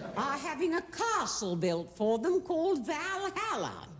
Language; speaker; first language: English; native; English